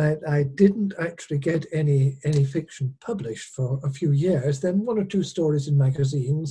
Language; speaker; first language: English; native; English